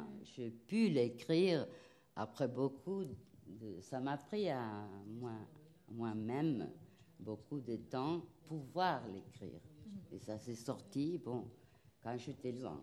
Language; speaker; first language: French; non-native, fluent; Spanish